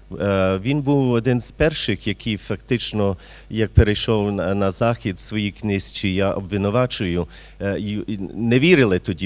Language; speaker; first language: Ukrainian; early bilingual, heritage; Ukrainian